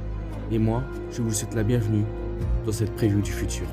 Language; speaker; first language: French; native; French